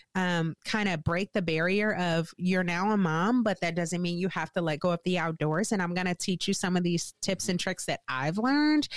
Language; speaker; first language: English; native; English